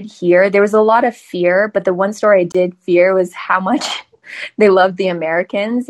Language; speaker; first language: English; early bilingual, other home language; Chinese